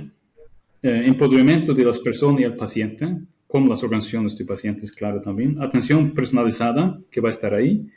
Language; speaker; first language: Spanish; non-native, fluent; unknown